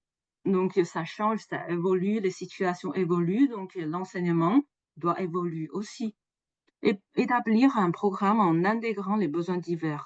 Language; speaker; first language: French; non-native, fluent; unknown